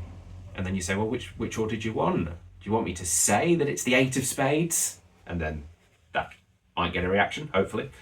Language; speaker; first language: English; native; English